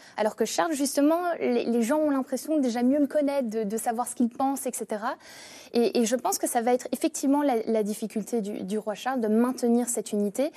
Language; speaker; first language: French; non-native, fluent; English